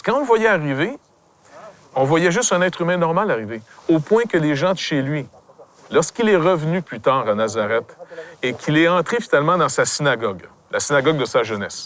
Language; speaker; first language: French; native; French